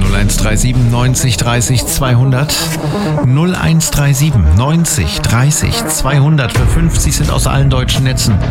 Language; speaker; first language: German; native; German